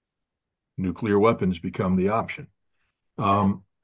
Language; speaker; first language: English; native; English